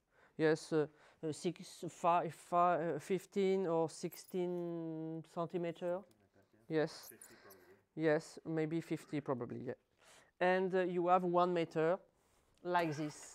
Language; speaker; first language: English; non-native, learner; French